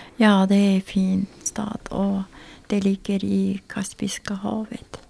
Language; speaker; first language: Swedish; non-native, learner; Azerbaijani